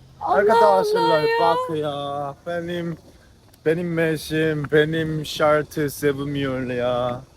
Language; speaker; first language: Turkish; non-native, learner; Korean